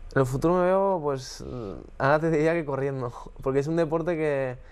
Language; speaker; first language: Spanish; native; Spanish